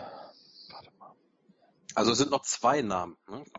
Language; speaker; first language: German; native; German